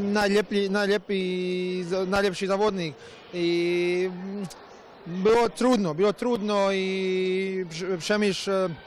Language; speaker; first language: Polish; non-native, learner; Croatian